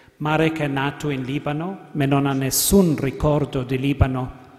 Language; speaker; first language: Italian; non-native, learner; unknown